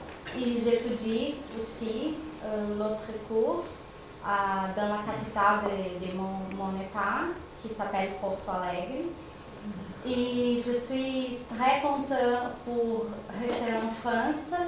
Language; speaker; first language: French; non-native, learner; Portuguese